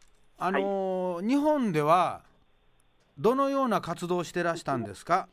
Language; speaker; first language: Japanese; native; Japanese